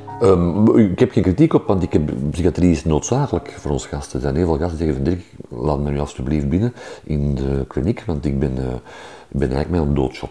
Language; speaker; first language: Dutch; native; Dutch